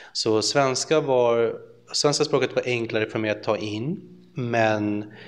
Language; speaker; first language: Swedish; early bilingual, other home language; Filipino